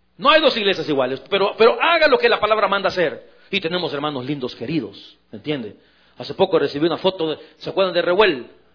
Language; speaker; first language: Spanish; native; Spanish